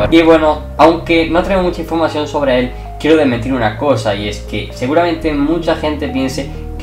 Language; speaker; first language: Spanish; native; Spanish